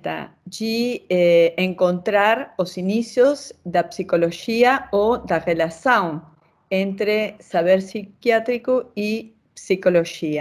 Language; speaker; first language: Portuguese; non-native, fluent; Spanish